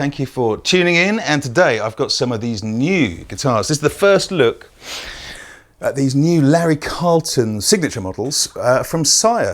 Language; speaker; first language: English; native; English